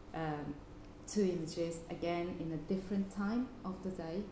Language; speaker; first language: English; non-native, fluent; Japanese